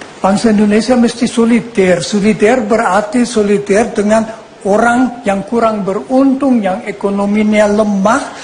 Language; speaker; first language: Indonesian; non-native, fluent; German